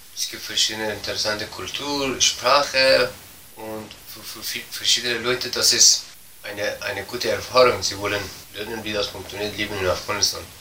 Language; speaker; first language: German; non-native, learner; Persian